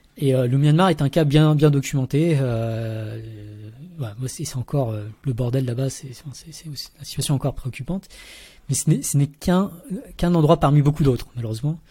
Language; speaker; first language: French; early bilingual, other home language; Vietnamese